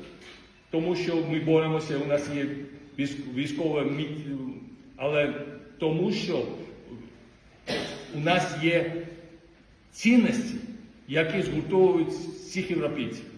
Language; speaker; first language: Ukrainian; non-native, fluent; Georgian